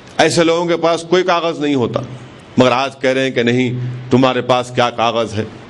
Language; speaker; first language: Urdu; native; Urdu